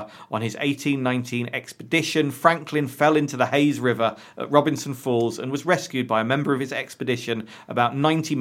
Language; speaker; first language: English; native; English